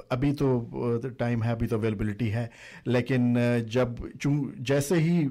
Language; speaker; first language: Hindi; early bilingual, heritage; Urdu